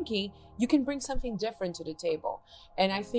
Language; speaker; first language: English; non-native, fluent; Portuguese